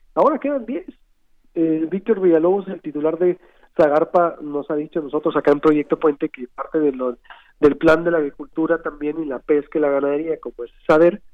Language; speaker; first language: Spanish; native; Spanish